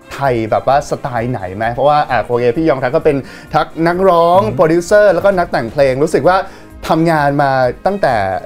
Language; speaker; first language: Thai; native; Thai